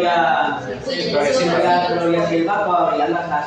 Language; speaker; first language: Spanish; native; Spanish